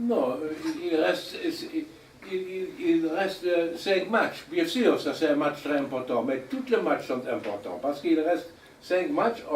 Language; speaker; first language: French; non-native, learner; German